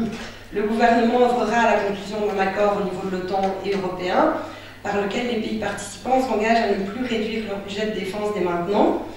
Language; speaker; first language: French; native; French